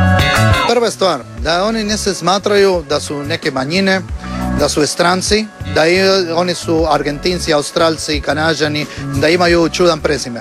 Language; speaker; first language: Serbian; non-native, learner; Spanish